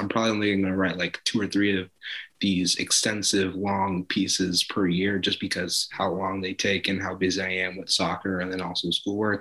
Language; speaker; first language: English; native; English